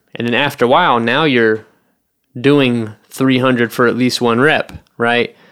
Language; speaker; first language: English; native; English